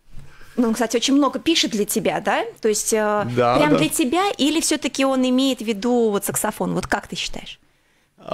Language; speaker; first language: Russian; native; Russian